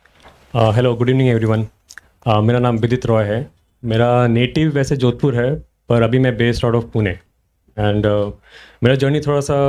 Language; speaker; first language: Hindi; native; Hindi